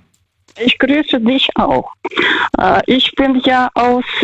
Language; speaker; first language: German; non-native, fluent; Russian